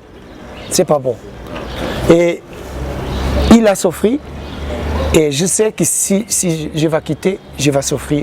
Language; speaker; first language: French; non-native, learner; Portuguese